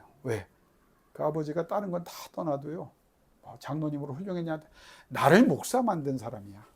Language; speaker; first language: Korean; native; Korean